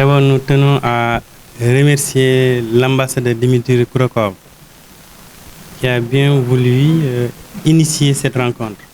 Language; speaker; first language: French; non-native, local second language; Wolof